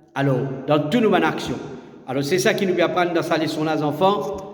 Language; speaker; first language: French; non-native, learner; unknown